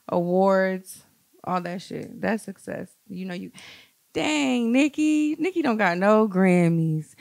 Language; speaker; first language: English; native; English